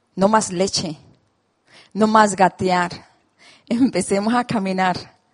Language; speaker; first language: Spanish; native; Spanish